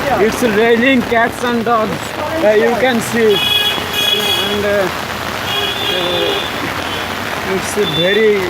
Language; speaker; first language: English; non-native, local second language; Bangla